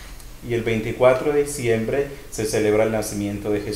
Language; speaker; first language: Spanish; native; Spanish